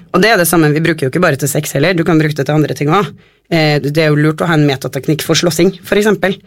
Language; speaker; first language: Norwegian; native; Norwegian